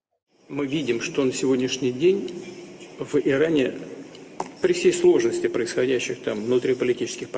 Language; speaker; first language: Russian; native; Russian